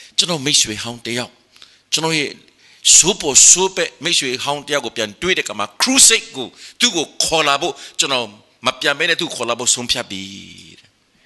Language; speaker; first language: Burmese; non-native, local second language; Kachin